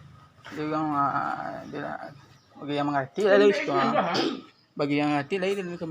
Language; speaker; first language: Indonesian; non-native, local second language; Minangkabau